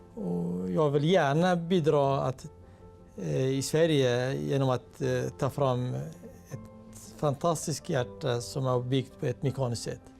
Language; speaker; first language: Swedish; non-native, fluent; Kurdish